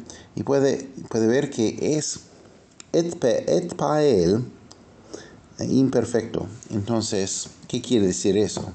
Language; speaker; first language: Spanish; non-native, fluent; English